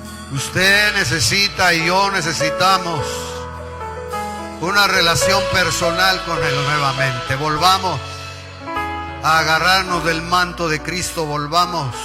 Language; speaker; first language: Spanish; native; Spanish